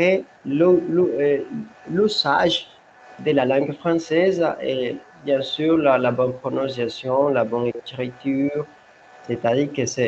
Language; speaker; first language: French; non-native, learner; Spanish